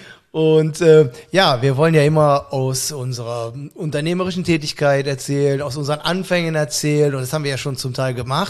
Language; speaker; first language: German; native; German